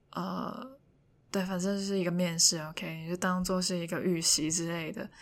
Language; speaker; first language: Chinese; non-native, local second language; Cantonese